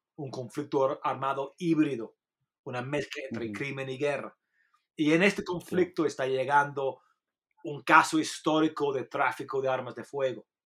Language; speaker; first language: Spanish; non-native, fluent; English